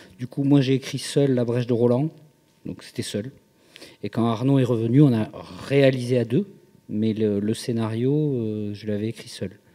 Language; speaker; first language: French; native; French